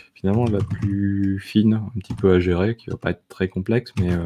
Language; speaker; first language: French; native; French